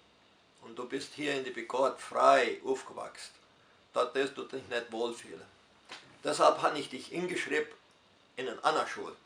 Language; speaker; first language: German; early bilingual, heritage; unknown